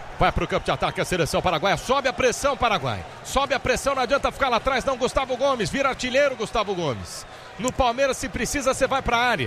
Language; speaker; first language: Portuguese; native; Portuguese